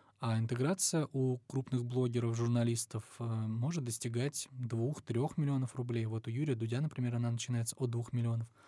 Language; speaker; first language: Russian; native; Russian